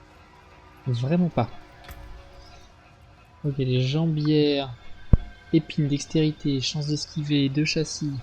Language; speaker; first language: French; native; French